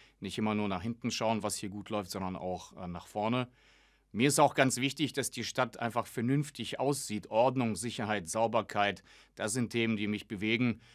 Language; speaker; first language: German; early bilingual, other home language; Russian